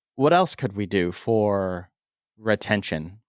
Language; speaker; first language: English; native; English